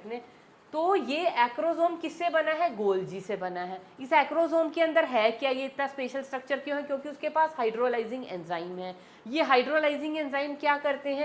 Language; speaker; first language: Hindi; native; Hindi